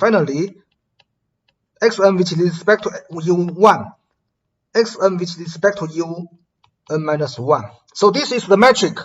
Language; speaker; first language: English; non-native, fluent; Chinese